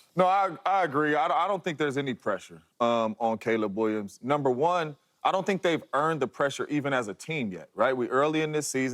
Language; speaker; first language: English; native; English